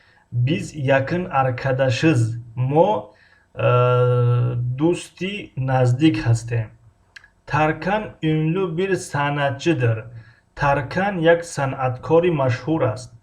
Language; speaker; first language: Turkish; non-native, fluent; Tajik